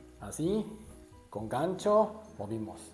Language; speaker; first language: Spanish; non-native, learner; Japanese